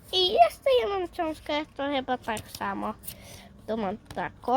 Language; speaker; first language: Polish; early bilingual, heritage; Polish